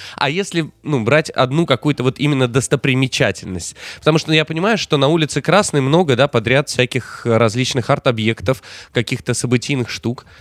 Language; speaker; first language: Russian; native; Russian